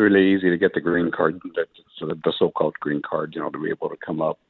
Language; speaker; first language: English; early bilingual, other home language; Spanish